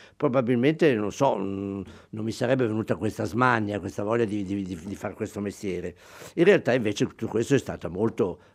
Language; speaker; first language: Italian; native; Italian